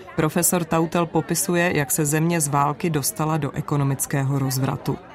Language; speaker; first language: Czech; native; Czech